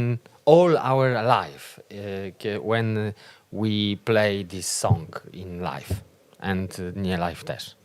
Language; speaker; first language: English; non-native, learner; Polish